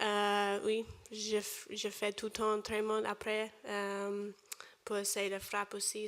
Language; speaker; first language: French; non-native, learner; English